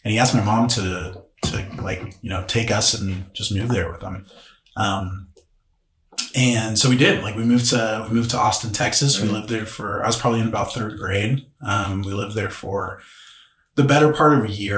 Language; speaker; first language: English; native; English